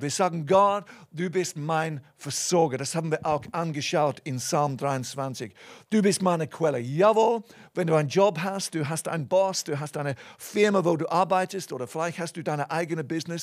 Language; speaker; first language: German; non-native, fluent; English